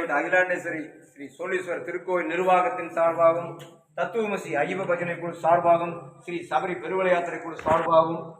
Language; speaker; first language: Tamil; native; Tamil